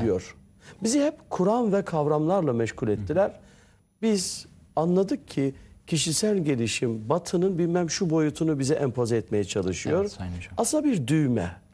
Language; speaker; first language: Turkish; native; Turkish